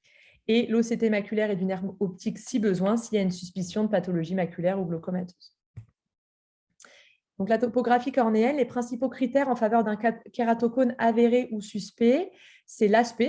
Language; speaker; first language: French; native; French